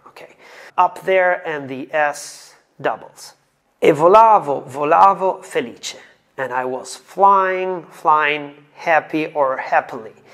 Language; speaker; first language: English; non-native, fluent; Italian